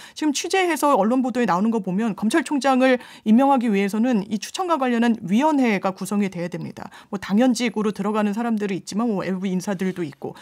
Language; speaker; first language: Korean; native; Korean